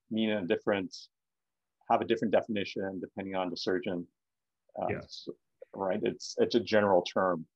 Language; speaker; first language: English; native; English